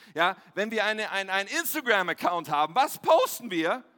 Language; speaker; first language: German; native; German